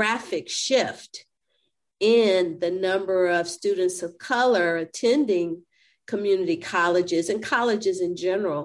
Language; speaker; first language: English; native; English